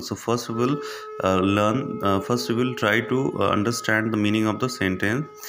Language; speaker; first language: English; non-native, local second language; Hindi